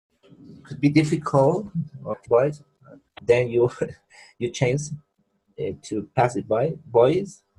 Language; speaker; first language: English; non-native, learner; Spanish